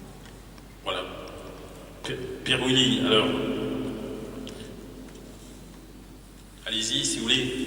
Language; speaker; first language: French; native; French